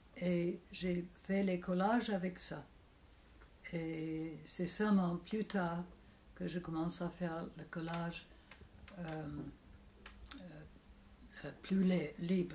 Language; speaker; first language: French; non-native, fluent; English